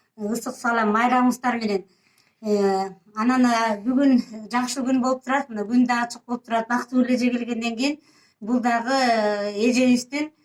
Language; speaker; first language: Kyrgyz; native; Kyrgyz